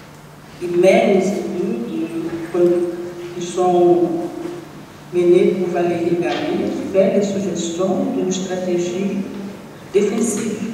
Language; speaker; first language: French; non-native, learner; Portuguese